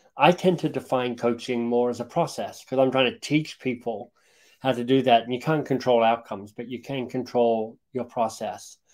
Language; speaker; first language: English; native; English